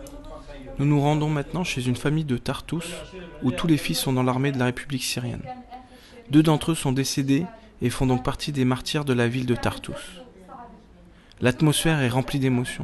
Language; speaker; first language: French; native; French